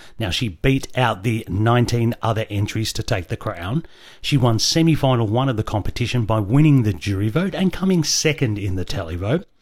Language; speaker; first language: English; native; English